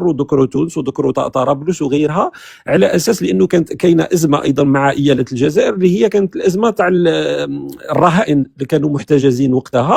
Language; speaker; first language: Arabic; native; Arabic